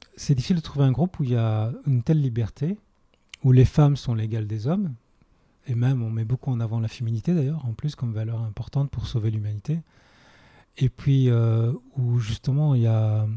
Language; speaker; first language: French; native; French